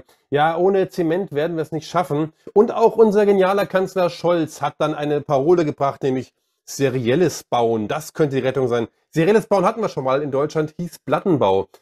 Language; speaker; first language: German; native; German